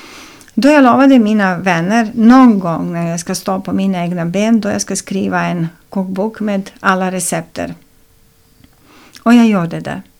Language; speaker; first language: Swedish; non-native, fluent; Serbian